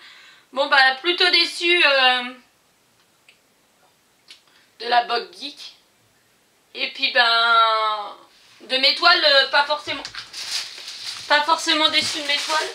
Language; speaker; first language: French; native; French